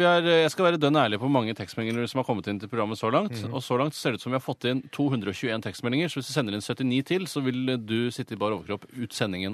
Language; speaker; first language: Norwegian; native; Norwegian